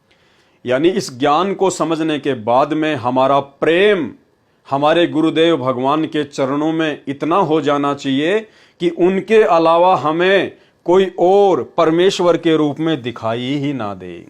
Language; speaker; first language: Hindi; native; Hindi